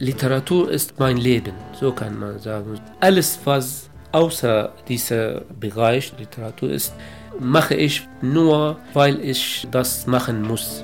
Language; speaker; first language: German; non-native, local second language; Kurdish